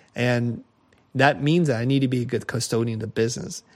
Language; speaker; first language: English; native; English